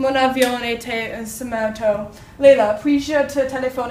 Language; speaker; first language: French; non-native, learner; English